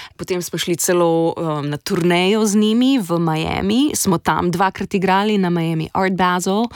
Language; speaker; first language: Slovenian; native; Slovenian